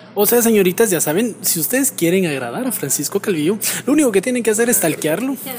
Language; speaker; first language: Spanish; native; Spanish